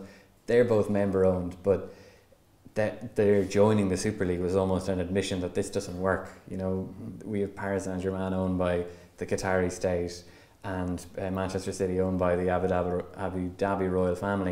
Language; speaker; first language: English; native; English